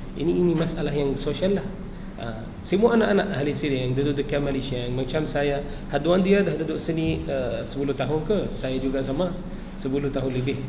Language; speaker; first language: Malay; non-native, fluent; Arabic